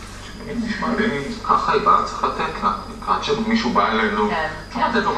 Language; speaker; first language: Hebrew; native; Hebrew